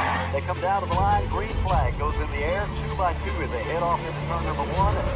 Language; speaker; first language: English; native; English